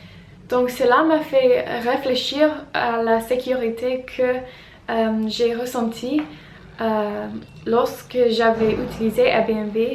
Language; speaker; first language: French; non-native, fluent; English